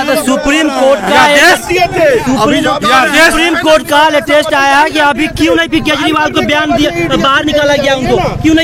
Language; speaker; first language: Hindi; native; Hindi